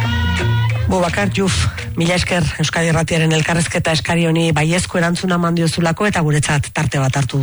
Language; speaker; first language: Basque; native; Basque